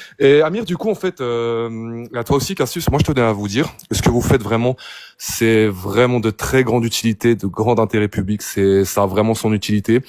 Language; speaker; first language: French; early bilingual, other home language; Arabic